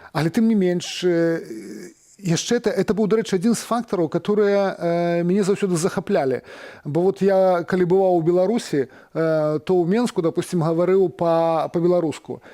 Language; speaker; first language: Belarusian; native; Belarusian